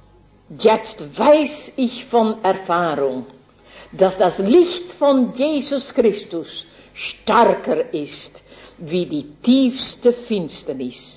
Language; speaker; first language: German; non-native, fluent; Dutch